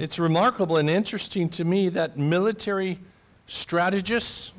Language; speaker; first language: English; native; English